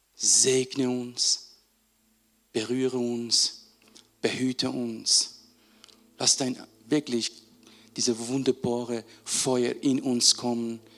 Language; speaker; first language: German; non-native, fluent; Persian